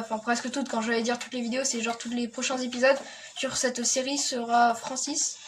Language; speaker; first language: French; native; French